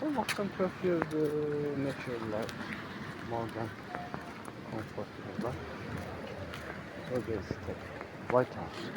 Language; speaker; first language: English; non-native, learner; Turkish